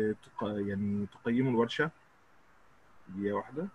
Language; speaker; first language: Arabic; native; Arabic